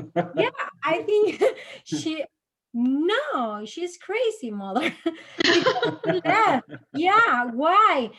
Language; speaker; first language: English; non-native, learner; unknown